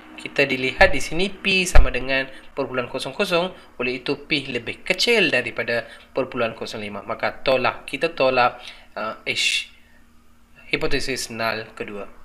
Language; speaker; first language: Malay; non-native, local second language; Tamil